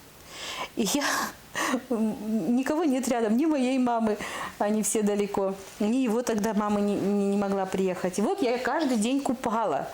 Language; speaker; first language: Russian; native; Russian